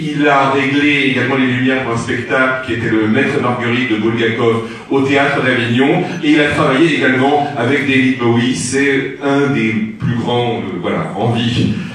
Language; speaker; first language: French; native; French